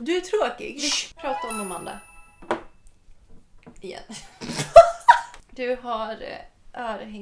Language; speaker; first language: Swedish; native; Swedish